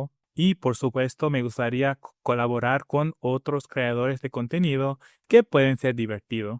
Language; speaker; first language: Spanish; non-native, fluent; English